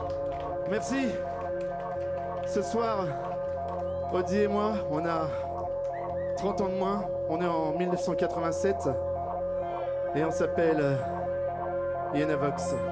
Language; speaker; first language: French; native; French